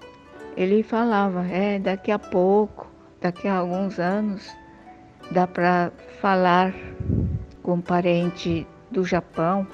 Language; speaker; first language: Portuguese; early bilingual, other home language; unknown